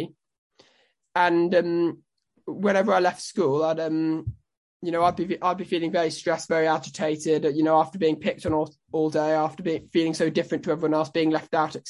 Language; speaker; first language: English; native; English